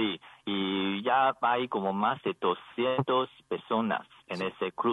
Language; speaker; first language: Spanish; non-native, learner; Chinese